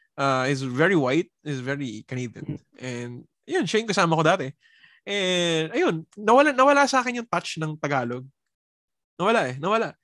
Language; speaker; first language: Filipino; early bilingual, heritage; Filipino